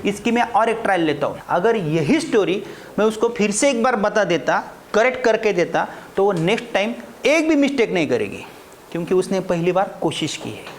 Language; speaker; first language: Hindi; non-native, local second language; Marathi